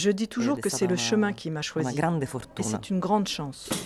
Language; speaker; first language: French; non-native, fluent; Sicilian